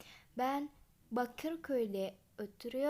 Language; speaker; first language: Turkish; non-native, fluent; Indonesian